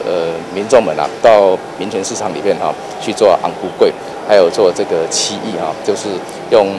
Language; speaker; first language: Chinese; native; Chinese